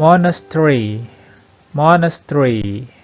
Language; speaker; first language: English; non-native, learner; Indonesian